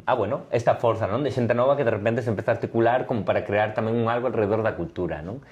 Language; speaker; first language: Galician; non-native, local second language; Spanish